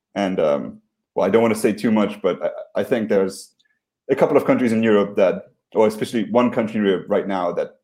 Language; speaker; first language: English; non-native, fluent; Luxembourgish